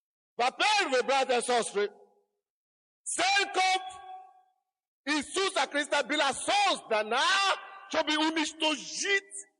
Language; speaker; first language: Russian; non-native, fluent; Yoruba